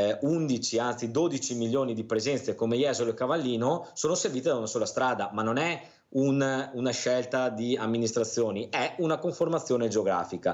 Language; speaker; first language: Italian; native; Italian